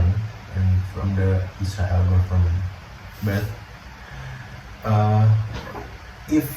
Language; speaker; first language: English; non-native, learner; Indonesian